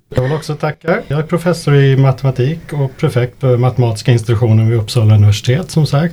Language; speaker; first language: Swedish; early bilingual, other home language; English